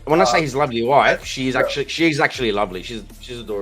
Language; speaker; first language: English; native; English